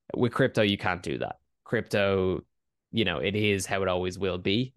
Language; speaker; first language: English; native; English